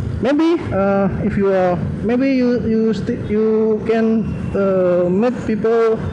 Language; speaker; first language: English; non-native, learner; Indonesian